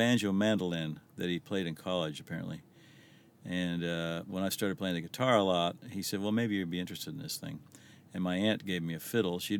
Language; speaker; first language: English; native; English